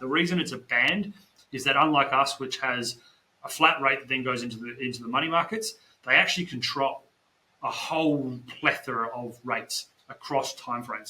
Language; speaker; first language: English; native; English